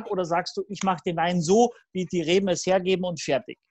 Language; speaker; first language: German; native; German